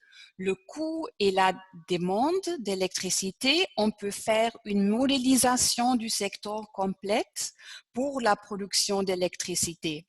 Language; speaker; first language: French; non-native, fluent; German